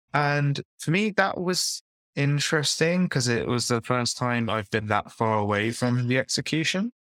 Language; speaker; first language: English; native; English